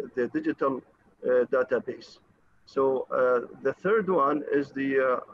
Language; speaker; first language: English; non-native, fluent; Arabic